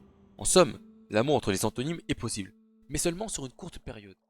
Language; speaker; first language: French; native; French